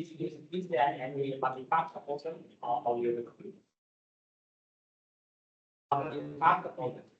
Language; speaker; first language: English; non-native, learner; Vietnamese